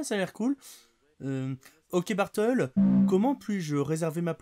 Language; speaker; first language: French; native; French